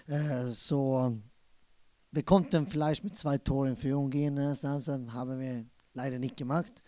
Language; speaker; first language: German; non-native, fluent; Swedish